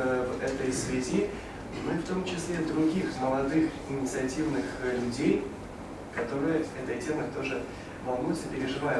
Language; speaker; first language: Russian; native; Russian